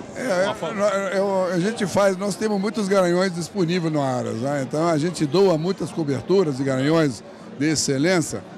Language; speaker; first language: Portuguese; non-native, fluent; Arabic